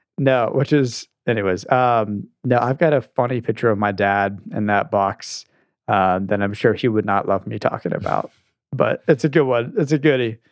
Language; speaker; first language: English; native; English